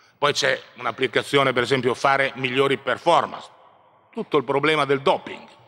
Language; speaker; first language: Italian; native; Italian